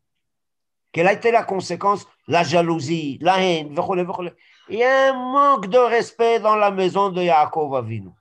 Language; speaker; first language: French; native; French